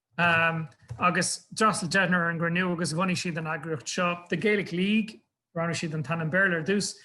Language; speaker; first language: Irish; non-native, local second language; English